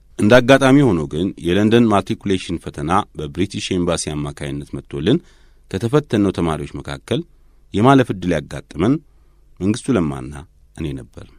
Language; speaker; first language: Amharic; native; Amharic